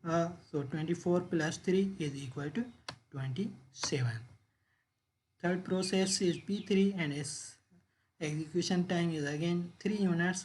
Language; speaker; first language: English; non-native, local second language; Urdu